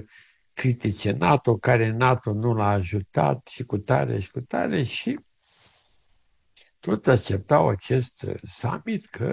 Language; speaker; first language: Romanian; native; Romanian